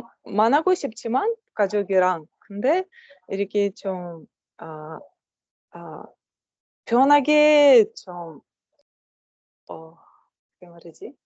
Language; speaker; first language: Korean; non-native, learner; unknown